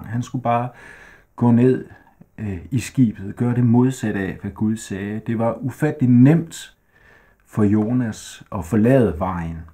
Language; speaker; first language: Danish; native; Danish